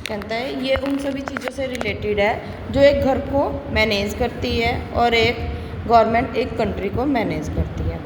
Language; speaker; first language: Hindi; native; Hindi